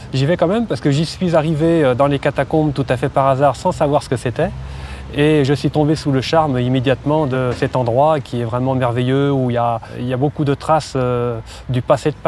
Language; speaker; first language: French; native; French